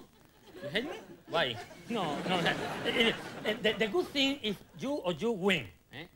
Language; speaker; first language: English; non-native, learner; Spanish